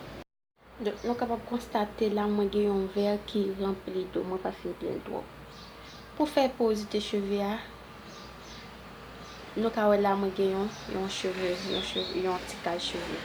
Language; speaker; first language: French; non-native, local second language; Haitian Creole